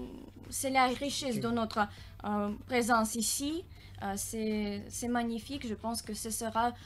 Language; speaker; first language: French; non-native, learner; Russian